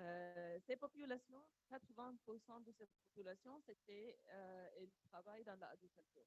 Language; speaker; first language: French; non-native, learner; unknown